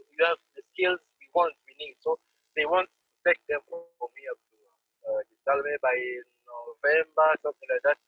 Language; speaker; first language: English; non-native, fluent; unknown